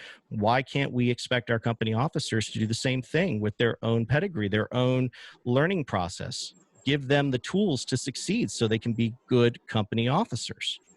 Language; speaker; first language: English; native; English